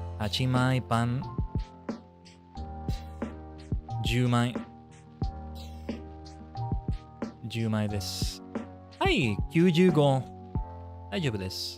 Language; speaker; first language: Japanese; non-native, learner; English